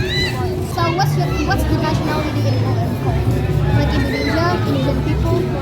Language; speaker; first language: English; non-native, fluent; Indonesian